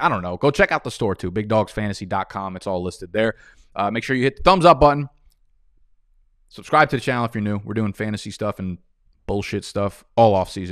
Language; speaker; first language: English; native; English